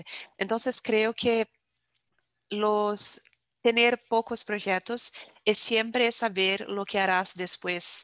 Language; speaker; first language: Spanish; non-native, fluent; Portuguese